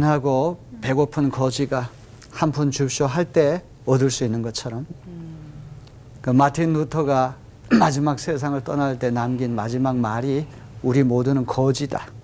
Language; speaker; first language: Korean; native; Korean